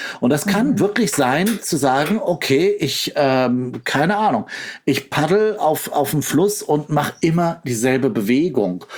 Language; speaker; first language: German; native; German